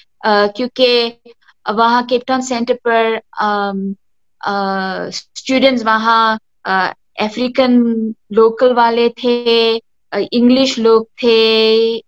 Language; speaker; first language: Hindi; early bilingual, heritage; Hindi